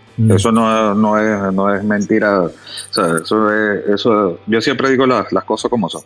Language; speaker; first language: Spanish; native; Spanish